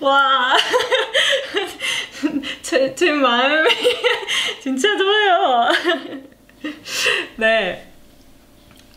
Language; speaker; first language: Korean; non-native, learner; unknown